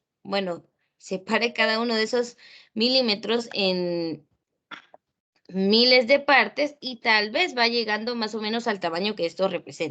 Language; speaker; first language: Spanish; native; Spanish